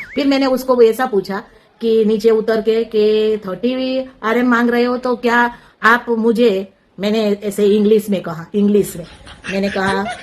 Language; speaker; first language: Hindi; non-native, local second language; Gujarati